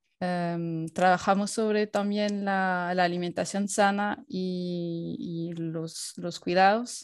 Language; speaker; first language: Spanish; non-native, fluent; French